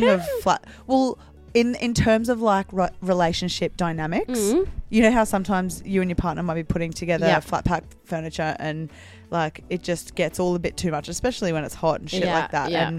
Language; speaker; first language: English; native; English